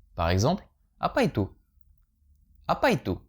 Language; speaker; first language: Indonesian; non-native, fluent; French